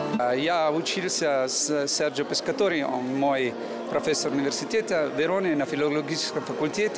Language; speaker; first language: Russian; non-native, learner; Italian